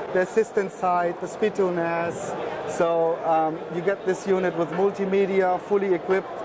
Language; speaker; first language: English; non-native, fluent; German